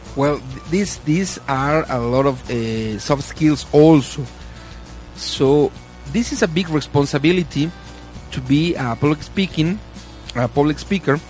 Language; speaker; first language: English; non-native, learner; Spanish